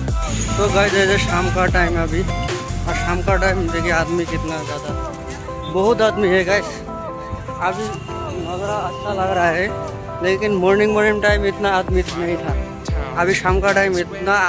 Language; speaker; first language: Hindi; non-native, local second language; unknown